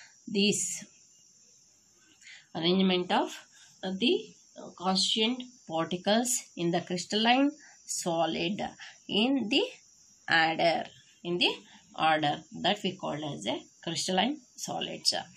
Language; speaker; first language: English; non-native, local second language; Kannada